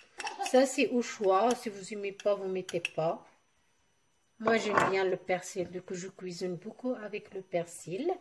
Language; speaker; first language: French; non-native, local second language; Arabic